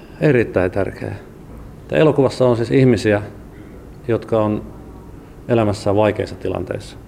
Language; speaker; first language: Finnish; native; Finnish